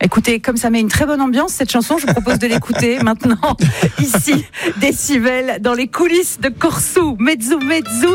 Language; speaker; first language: French; native; French